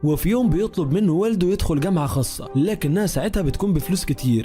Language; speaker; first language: Arabic; native; Arabic